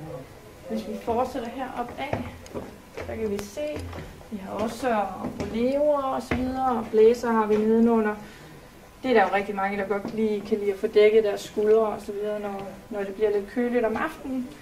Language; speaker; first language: Danish; native; Danish